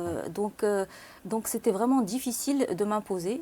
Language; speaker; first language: French; non-native, local second language; Arabic